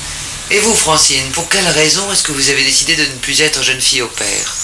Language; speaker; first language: French; native; French